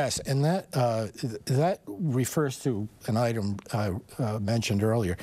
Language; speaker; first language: English; native; English